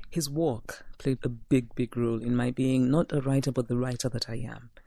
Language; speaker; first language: English; non-native, local second language; Igbo